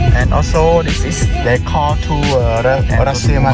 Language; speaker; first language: English; non-native, learner; Khmer